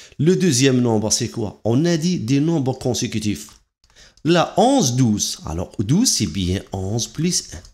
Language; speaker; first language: French; non-native, local second language; Arabic